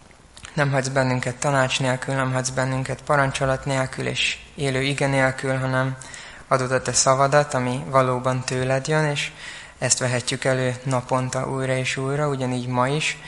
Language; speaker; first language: Hungarian; native; Hungarian